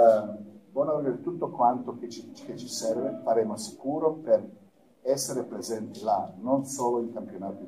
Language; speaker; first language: Italian; non-native, fluent; Croatian